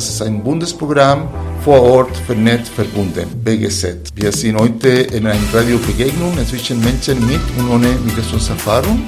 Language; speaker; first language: German; non-native, fluent; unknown